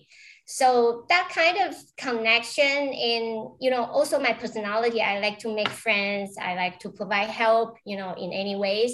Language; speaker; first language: English; non-native, fluent; Chinese